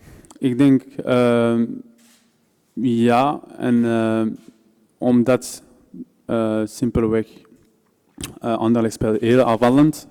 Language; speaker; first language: Dutch; non-native, local second language; French